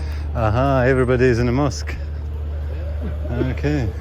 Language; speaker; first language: English; non-native, fluent; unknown